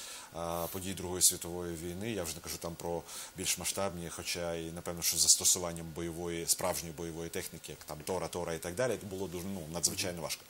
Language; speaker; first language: Ukrainian; native; Ukrainian